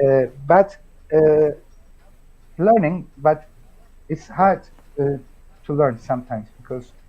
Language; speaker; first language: English; non-native, fluent; Turkish